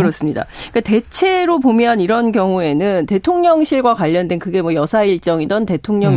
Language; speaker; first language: Korean; native; Korean